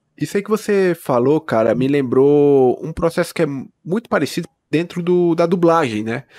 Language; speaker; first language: Portuguese; native; Portuguese